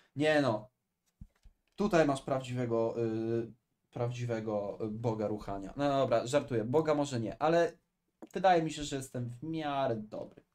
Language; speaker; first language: Polish; native; Polish